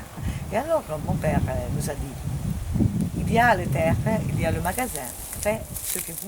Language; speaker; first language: French; non-native, fluent; Italian